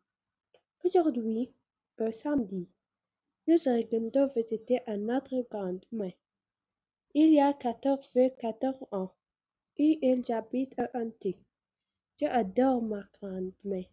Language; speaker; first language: French; non-native, learner; Arabic